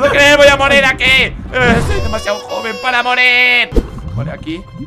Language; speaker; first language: Spanish; native; Spanish